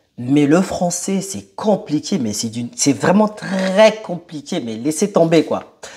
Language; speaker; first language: French; early bilingual, other home language; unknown